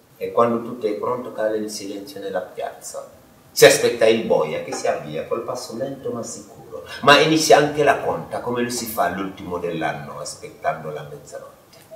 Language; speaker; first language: Italian; non-native, fluent; Wolof